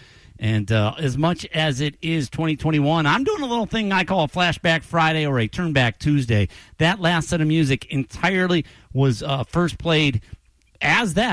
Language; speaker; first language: English; native; English